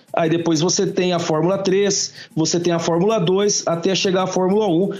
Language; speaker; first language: Portuguese; native; Portuguese